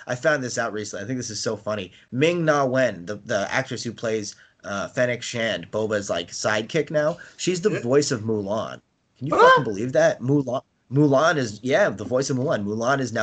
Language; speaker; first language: English; native; English